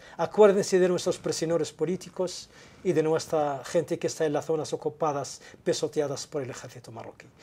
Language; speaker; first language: Spanish; non-native, local second language; Arabic